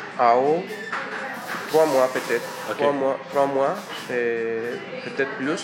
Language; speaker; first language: French; non-native, learner; Spanish